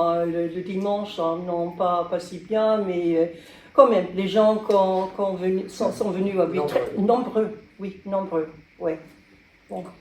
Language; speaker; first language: French; non-native, learner; English